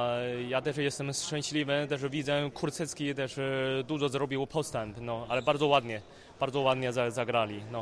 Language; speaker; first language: Polish; non-native, learner; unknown